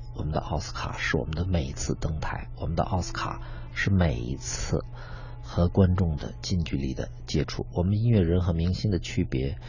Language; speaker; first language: Chinese; native; Chinese